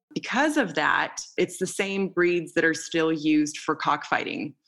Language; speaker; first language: English; early bilingual, other home language; Romanian